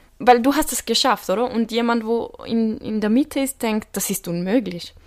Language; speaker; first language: German; native; German